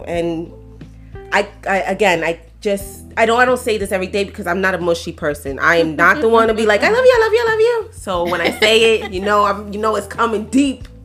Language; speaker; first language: English; early bilingual, other home language; Spanish